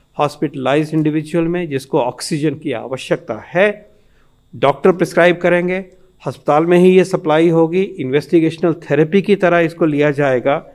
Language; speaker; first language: Hindi; native; Hindi